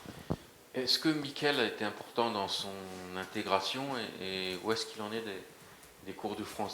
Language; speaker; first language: French; native; French